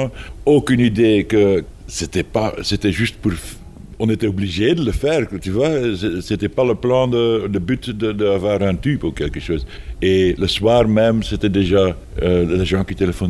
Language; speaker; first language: French; non-native, fluent; Dutch